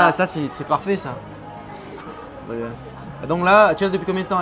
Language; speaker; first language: French; native; French